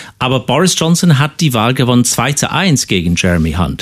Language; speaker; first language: German; non-native, fluent; English